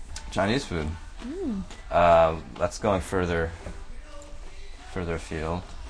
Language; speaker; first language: English; native; English